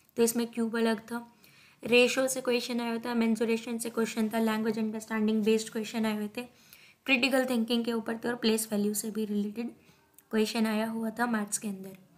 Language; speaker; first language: Hindi; native; Hindi